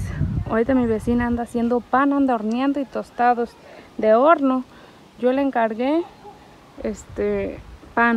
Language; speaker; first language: Spanish; native; Spanish